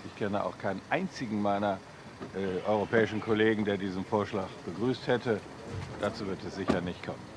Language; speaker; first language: German; native; German